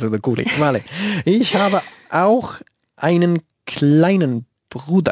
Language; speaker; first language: German; non-native, learner; Spanish